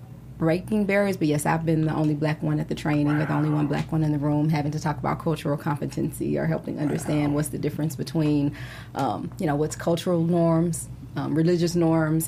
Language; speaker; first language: English; native; English